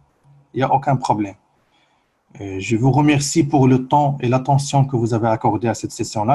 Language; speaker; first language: French; native; French